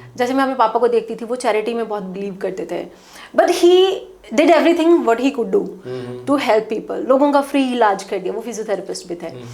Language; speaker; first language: Hindi; non-native, local second language; Punjabi